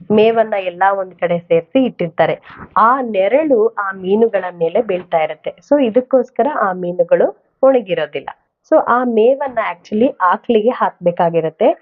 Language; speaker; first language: Kannada; non-native, local second language; Telugu